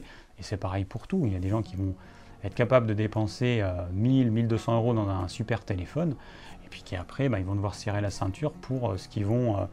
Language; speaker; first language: French; native; French